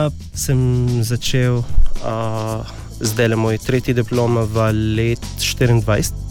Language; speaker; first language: Slovenian; non-native, learner; Arabic